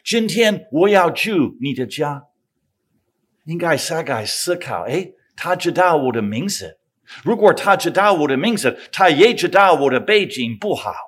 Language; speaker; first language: Chinese; non-native, fluent; English